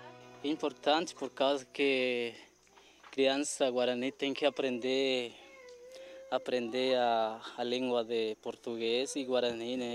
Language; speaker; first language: Portuguese; non-native, local second language; Guarani